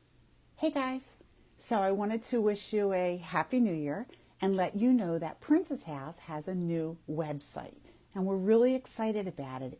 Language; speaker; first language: English; native; English